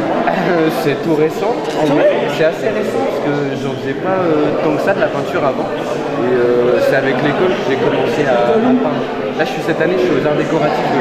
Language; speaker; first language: French; native; French